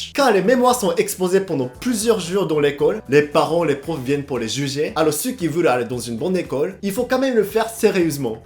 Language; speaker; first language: French; non-native, fluent; Japanese